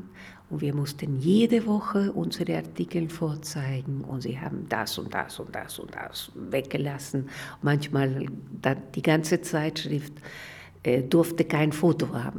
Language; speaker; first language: German; non-native, fluent; Spanish